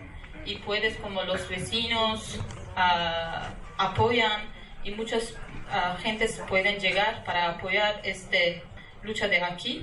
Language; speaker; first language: Spanish; non-native, learner; Kurdish